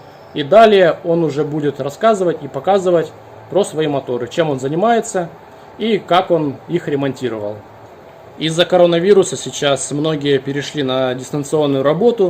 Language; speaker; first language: Russian; native; Russian